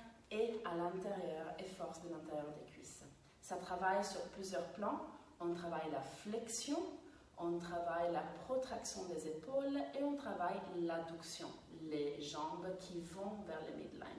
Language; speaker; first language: French; non-native, fluent; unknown